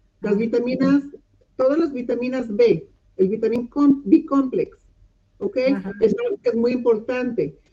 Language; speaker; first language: Spanish; non-native, local second language; English